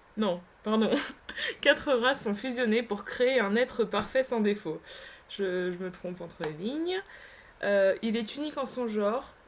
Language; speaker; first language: French; early bilingual, other home language; Polish